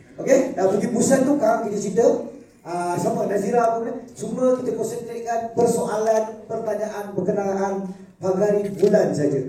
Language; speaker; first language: Malay; native; Malay